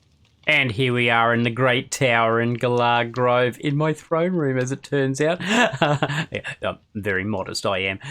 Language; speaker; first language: English; native; English